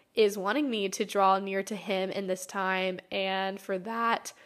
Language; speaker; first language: English; native; English